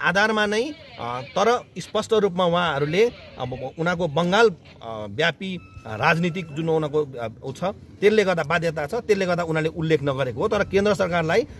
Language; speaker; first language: Nepali; native; Nepali